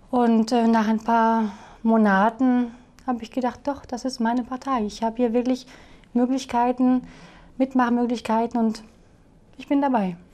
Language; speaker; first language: German; non-native, fluent; French